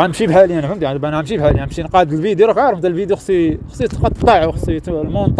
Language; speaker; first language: Arabic; native; Arabic